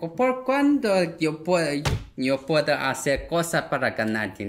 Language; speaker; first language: Spanish; non-native, fluent; Korean